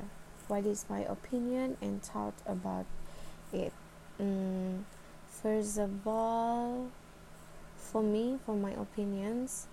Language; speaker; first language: English; non-native, learner; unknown